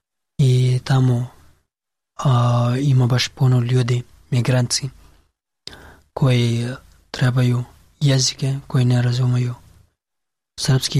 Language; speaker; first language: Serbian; non-native, learner; Pashto